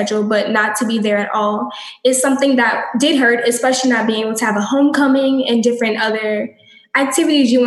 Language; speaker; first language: English; native; English